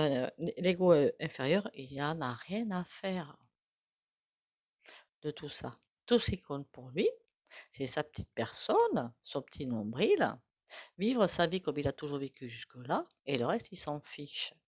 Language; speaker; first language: French; native; French